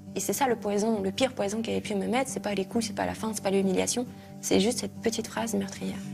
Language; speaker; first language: French; early bilingual, other home language; Russian